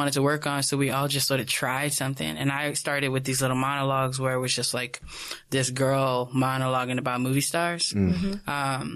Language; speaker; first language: English; native; English